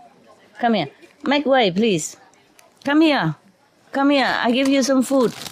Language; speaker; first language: English; non-native, fluent; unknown